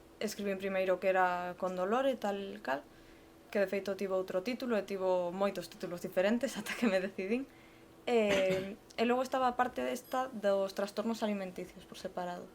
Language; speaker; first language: Galician; non-native, local second language; Spanish